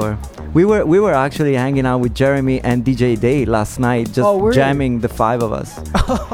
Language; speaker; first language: English; non-native, fluent; Italian